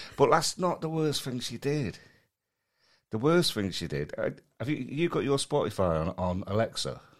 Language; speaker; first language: English; native; English